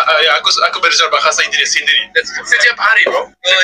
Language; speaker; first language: Indonesian; non-native, learner; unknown